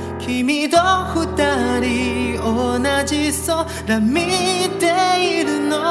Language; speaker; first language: Japanese; native; Japanese